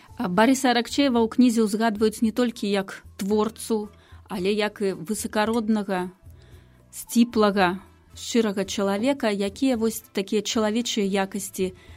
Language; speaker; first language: Belarusian; native; Belarusian